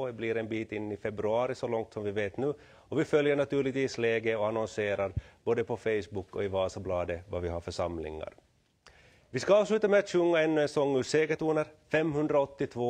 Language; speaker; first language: Swedish; native; Swedish